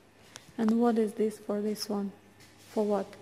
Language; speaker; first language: English; non-native, learner; Russian